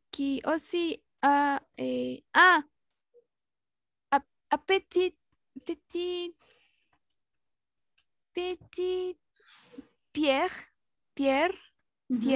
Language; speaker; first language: French; non-native, learner; Spanish